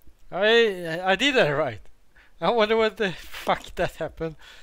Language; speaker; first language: English; non-native, learner; Swedish